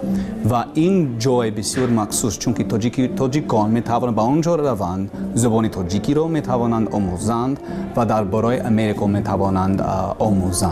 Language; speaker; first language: Persian; non-native, learner; English